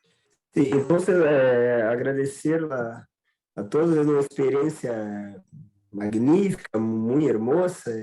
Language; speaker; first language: Spanish; non-native, learner; Portuguese